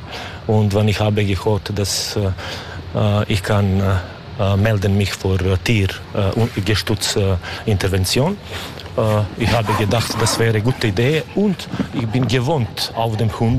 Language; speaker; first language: German; non-native, learner; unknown